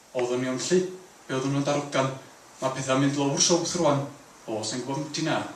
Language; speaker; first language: Welsh; native; Welsh